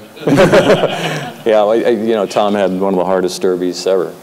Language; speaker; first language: English; native; English